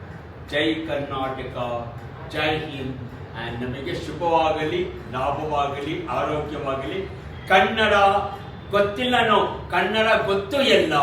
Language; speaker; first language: Kannada; non-native, learner; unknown